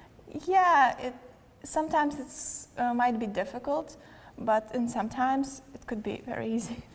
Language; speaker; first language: English; non-native, learner; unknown